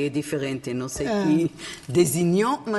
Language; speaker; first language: Portuguese; non-native, learner; Hebrew